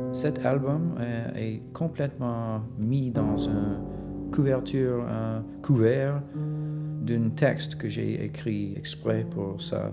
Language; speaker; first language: French; non-native, fluent; English